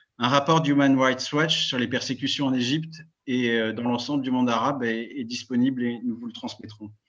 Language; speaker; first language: French; native; French